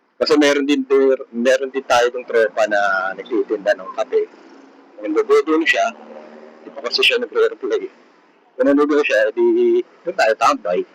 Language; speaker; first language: Filipino; native; Filipino